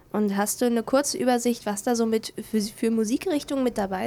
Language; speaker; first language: German; native; German